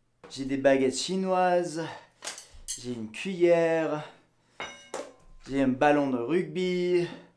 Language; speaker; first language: French; non-native, fluent; English